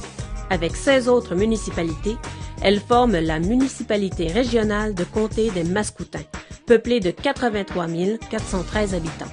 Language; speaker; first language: French; native; French